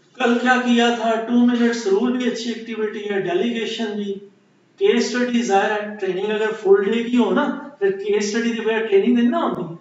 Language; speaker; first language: Urdu; non-native, local second language; Punjabi